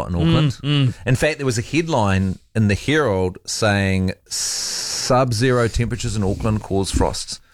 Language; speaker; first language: English; native; English